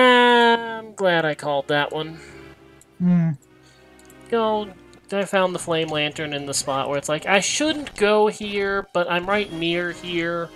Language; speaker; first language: English; native; English